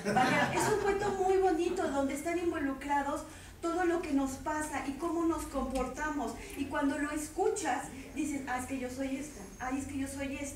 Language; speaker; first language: Spanish; native; Spanish